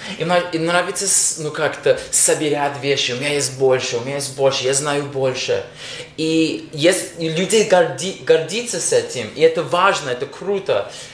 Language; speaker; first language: Russian; non-native, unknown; English